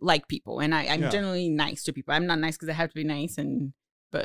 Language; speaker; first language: English; non-native, fluent; Portuguese